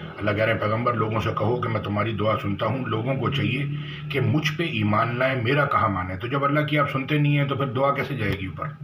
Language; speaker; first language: Urdu; native; Urdu